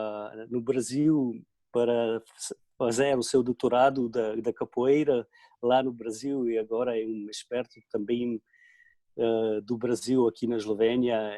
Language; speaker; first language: Portuguese; non-native, fluent; Slovenian